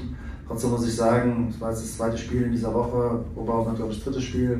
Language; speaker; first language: German; native; German